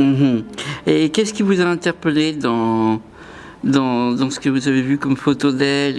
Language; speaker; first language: French; native; French